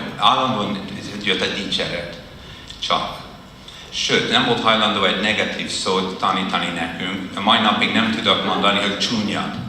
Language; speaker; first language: Hungarian; non-native, fluent; English